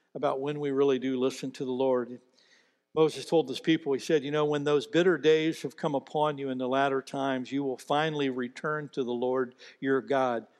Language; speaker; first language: English; native; English